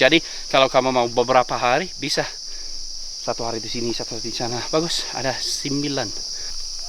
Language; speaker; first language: Indonesian; non-native, fluent; English